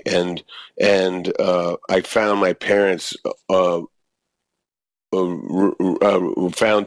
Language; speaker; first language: English; native; English